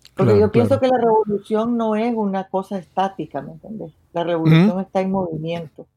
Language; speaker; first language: Spanish; native; Spanish